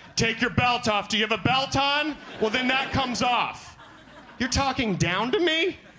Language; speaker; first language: English; native; English